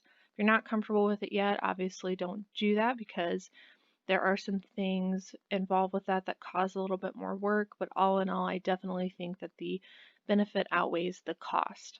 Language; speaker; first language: English; native; English